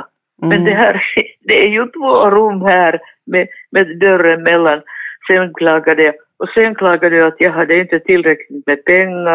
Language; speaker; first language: Swedish; non-native, fluent; Finnish